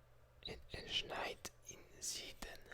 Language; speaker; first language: German; non-native, learner; French